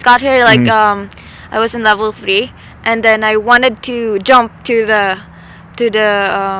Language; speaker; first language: English; non-native, local second language; Filipino